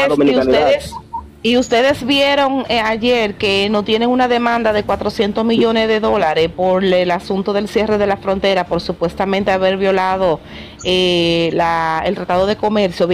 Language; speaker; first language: Spanish; native; Spanish